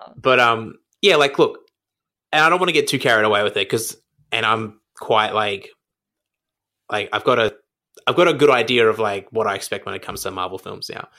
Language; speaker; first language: English; native; English